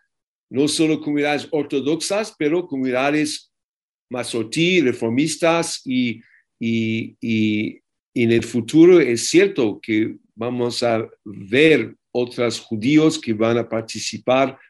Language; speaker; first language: Spanish; non-native, fluent; English